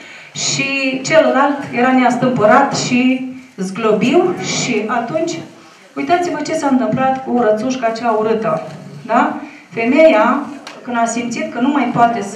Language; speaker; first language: Romanian; native; Romanian